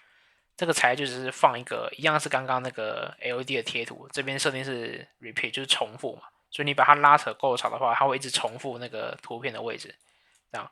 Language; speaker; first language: Chinese; native; Chinese